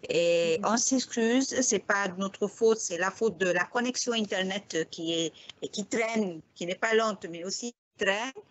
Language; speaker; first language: French; non-native, fluent; Arabic